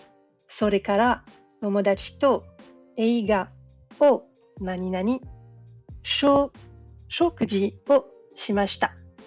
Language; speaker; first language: Japanese; non-native, learner; French